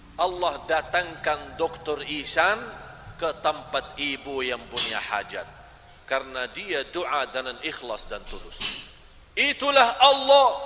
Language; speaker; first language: Malay; non-native, fluent; Arabic